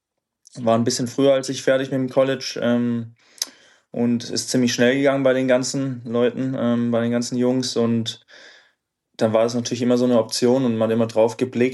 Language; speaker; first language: German; native; German